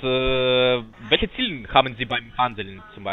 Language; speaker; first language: German; non-native, learner; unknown